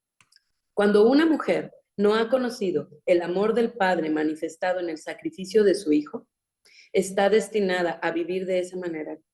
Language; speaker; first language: Spanish; native; Spanish